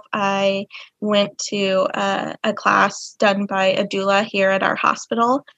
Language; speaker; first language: English; native; English